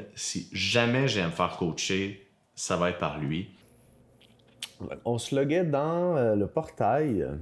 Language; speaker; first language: French; native; French